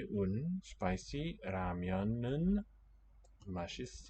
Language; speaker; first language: Korean; non-native, learner; English